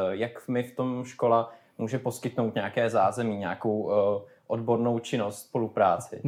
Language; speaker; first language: Czech; native; Czech